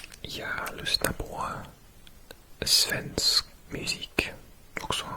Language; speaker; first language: Swedish; non-native, learner; English